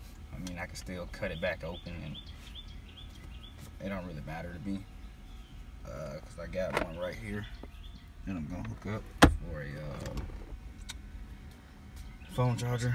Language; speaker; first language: English; native; English